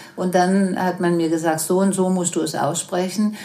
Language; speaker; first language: German; non-native, fluent; Danish